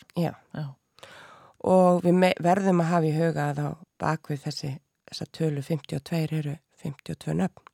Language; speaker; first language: Icelandic; native; Icelandic